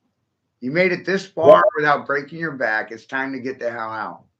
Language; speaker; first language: English; native; English